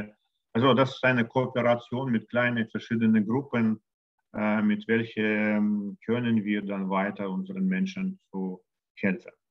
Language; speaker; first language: German; non-native, learner; Russian